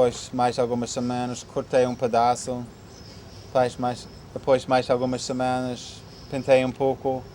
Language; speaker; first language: Portuguese; non-native, fluent; English